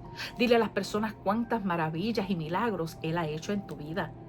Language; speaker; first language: Spanish; native; Spanish